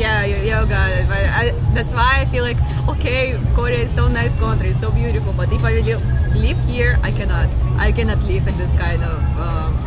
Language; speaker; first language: English; non-native, learner; Russian